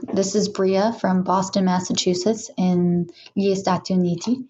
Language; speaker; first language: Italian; non-native, learner; English